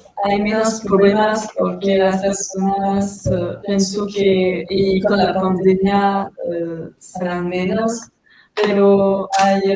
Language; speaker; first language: Spanish; non-native, learner; French